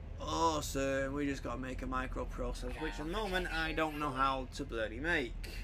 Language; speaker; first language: English; native; English